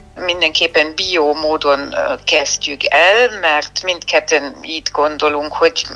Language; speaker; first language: Hungarian; non-native, fluent; German